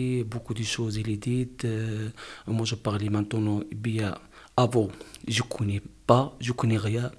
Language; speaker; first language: French; non-native, learner; Arabic